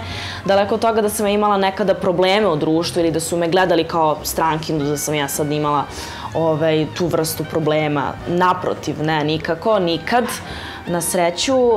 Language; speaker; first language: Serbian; early bilingual, heritage; Serbian